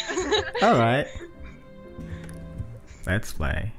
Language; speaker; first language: English; non-native, fluent; Indonesian